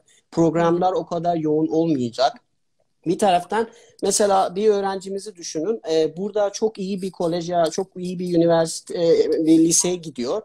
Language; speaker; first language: Turkish; non-native, fluent; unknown